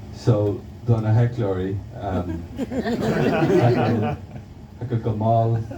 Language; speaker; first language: Irish; non-native, local second language; English